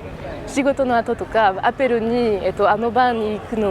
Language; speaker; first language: Japanese; non-native, learner; French